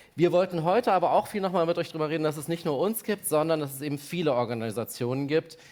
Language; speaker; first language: German; native; German